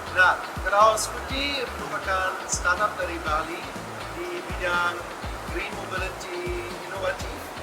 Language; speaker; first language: Indonesian; non-native, fluent; German